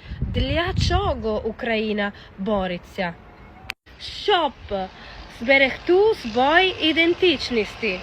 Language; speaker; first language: Ukrainian; non-native, learner; Italian